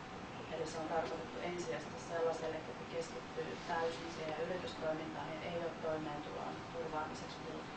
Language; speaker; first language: Finnish; native; Finnish